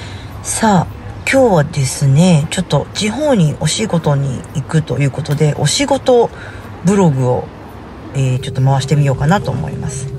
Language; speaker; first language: Japanese; native; Japanese